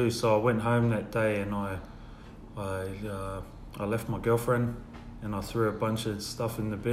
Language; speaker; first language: English; native; English